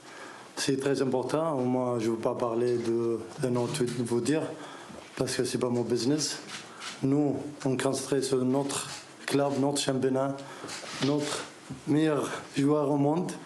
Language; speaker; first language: French; non-native, learner; Arabic